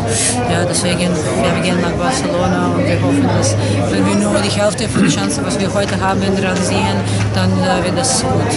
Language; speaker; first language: German; non-native, fluent; Serbian